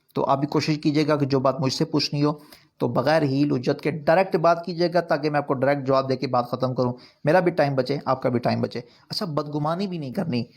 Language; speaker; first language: Urdu; non-native, local second language; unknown